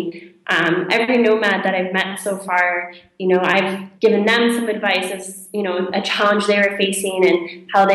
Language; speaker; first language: English; native; English